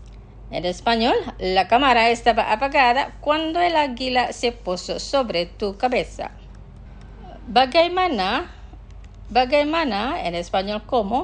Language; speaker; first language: Spanish; non-native, fluent; Indonesian